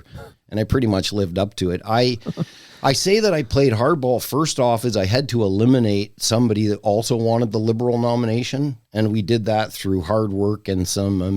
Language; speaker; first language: English; native; English